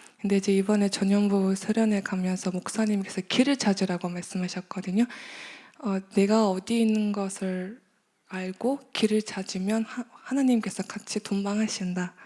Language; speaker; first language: Korean; non-native, fluent; Mongolian